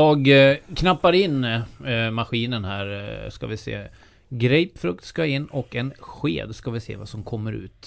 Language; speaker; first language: Swedish; native; Swedish